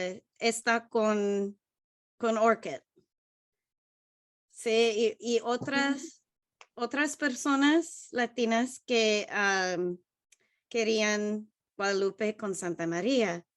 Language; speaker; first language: Spanish; non-native, learner; English